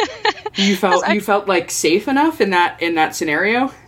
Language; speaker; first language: English; native; English